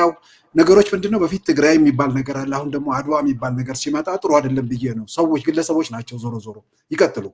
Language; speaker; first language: Amharic; native; Amharic